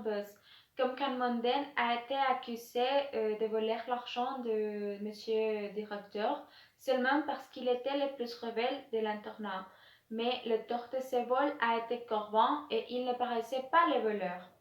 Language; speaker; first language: French; non-native, learner; Spanish